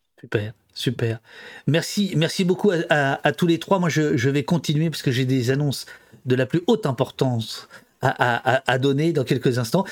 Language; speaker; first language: French; native; French